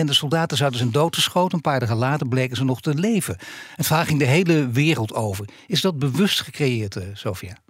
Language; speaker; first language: Dutch; native; Dutch